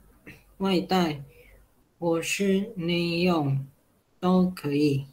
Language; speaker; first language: Chinese; non-native, learner; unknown